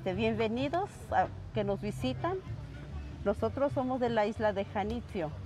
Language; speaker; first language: Spanish; non-native, local second language; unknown